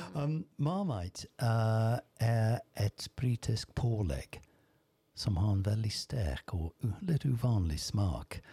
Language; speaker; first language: Norwegian; non-native, fluent; English